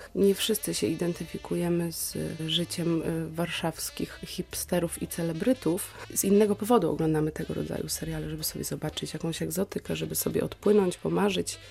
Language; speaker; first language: Polish; native; Polish